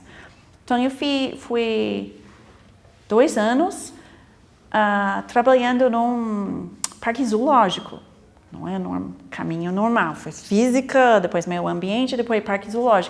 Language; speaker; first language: Portuguese; non-native, fluent; English